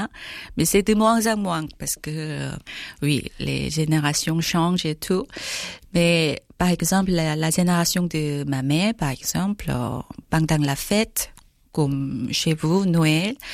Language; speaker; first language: French; non-native, fluent; Korean